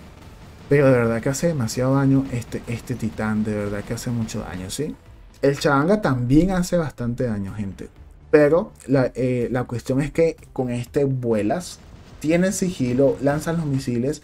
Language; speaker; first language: Spanish; native; Spanish